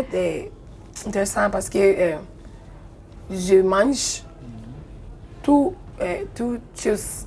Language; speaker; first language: French; non-native, learner; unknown